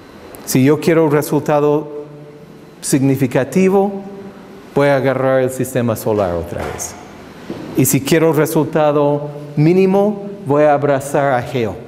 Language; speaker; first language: Spanish; non-native, fluent; English